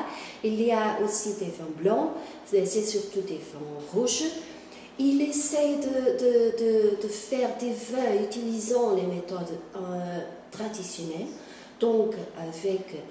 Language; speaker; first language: French; non-native, fluent; Portuguese